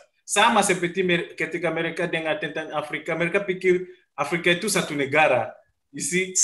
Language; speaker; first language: Indonesian; non-native, fluent; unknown